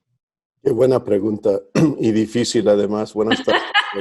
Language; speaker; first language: Spanish; early bilingual, heritage; Spanish